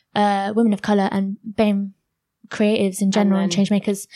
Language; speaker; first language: English; native; English